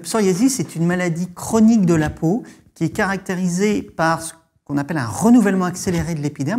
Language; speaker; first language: French; native; French